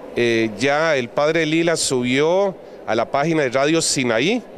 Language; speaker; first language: Spanish; native; Spanish